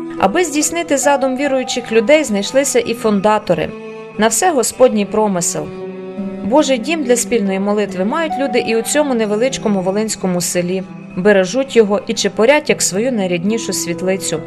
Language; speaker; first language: Ukrainian; native; Ukrainian